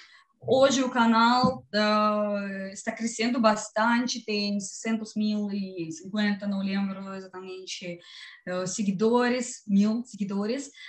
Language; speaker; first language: Portuguese; non-native, learner; Russian